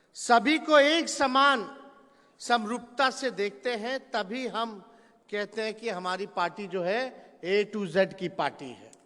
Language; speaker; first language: Hindi; native; Hindi